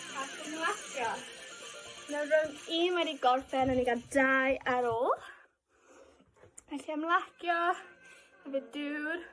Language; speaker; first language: Welsh; non-native, local second language; English